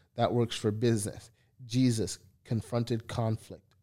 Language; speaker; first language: English; early bilingual, other home language; Haitian Creole